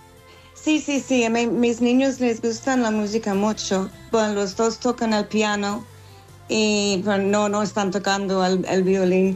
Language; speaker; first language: Spanish; non-native, learner; English